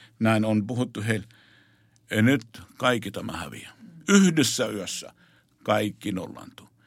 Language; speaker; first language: Finnish; non-native, fluent; Arabic